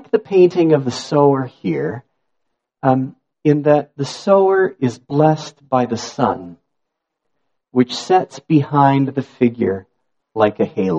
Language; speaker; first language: English; native; English